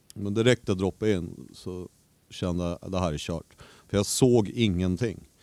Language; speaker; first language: Swedish; native; Swedish